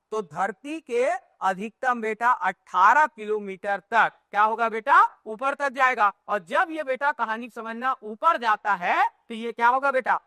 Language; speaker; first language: Hindi; native; Hindi